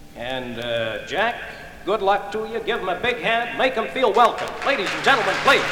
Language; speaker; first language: English; early bilingual, other home language; Ukrainian